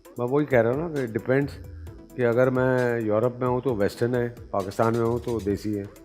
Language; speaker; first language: Urdu; native; Urdu